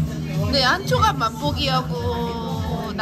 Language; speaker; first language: Korean; non-native, learner; Italian